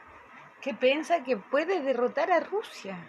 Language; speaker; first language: Portuguese; non-native, fluent; Spanish